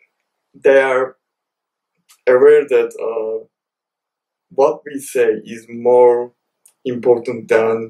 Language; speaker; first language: English; non-native, fluent; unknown